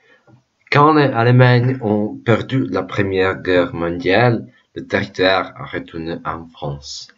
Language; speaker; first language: French; non-native, learner; Czech